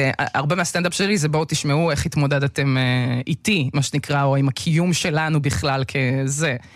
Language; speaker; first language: Hebrew; early bilingual, other home language; Russian